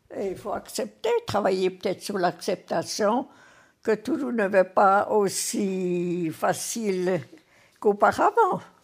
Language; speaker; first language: French; native; French